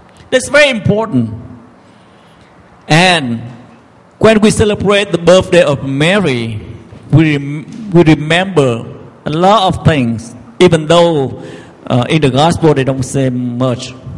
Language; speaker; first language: English; non-native, fluent; Vietnamese